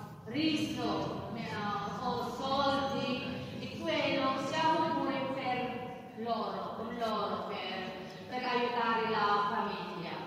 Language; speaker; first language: Italian; non-native, learner; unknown